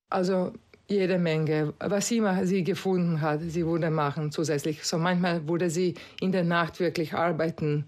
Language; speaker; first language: German; non-native, fluent; Croatian